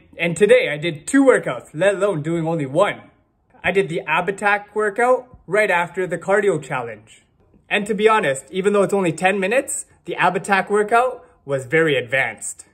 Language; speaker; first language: English; native; English